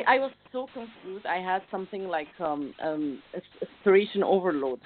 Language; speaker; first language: English; non-native, fluent; Arabic